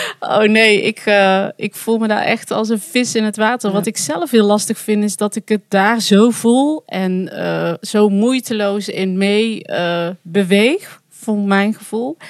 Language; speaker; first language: Dutch; native; Dutch